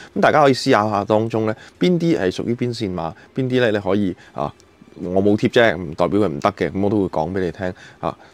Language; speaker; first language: Chinese; non-native, local second language; Cantonese